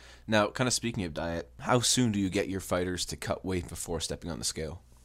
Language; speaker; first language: English; native; English